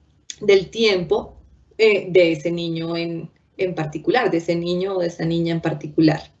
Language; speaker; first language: Spanish; native; Spanish